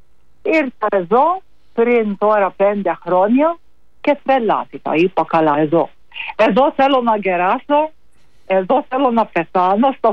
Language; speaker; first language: Greek; non-native, learner; Maltese